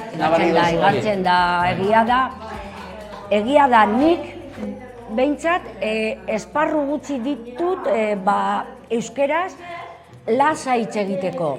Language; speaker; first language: Basque; non-native, local second language; Spanish